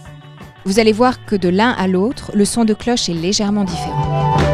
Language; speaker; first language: French; native; French